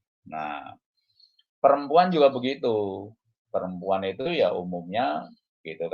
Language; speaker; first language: Indonesian; native; Indonesian